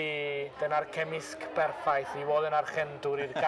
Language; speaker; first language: Welsh; non-native, fluent; Spanish